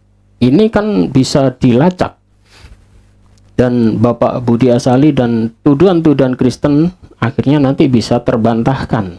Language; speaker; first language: Indonesian; native; Indonesian